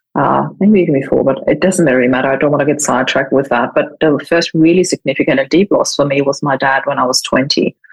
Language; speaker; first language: English; non-native, fluent; German